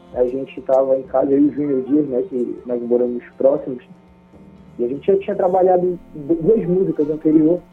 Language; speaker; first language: Portuguese; native; Portuguese